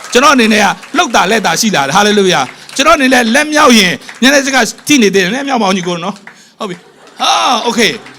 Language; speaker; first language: Burmese; non-native, local second language; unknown